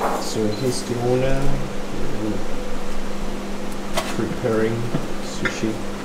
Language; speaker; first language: English; non-native, learner; Korean